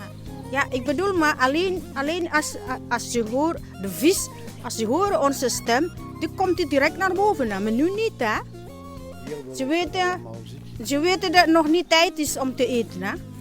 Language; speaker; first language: Dutch; non-native, learner; Indonesian